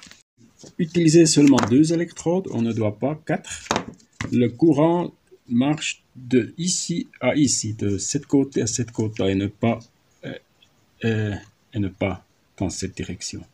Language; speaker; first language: French; non-native, learner; German